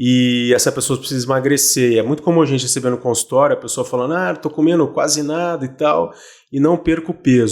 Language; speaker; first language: Portuguese; native; Portuguese